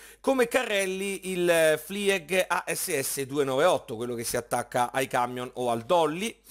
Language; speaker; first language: Italian; native; Italian